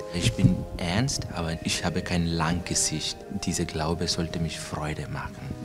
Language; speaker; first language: German; non-native, fluent; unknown